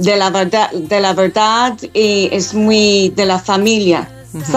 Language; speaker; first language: Spanish; non-native, fluent; English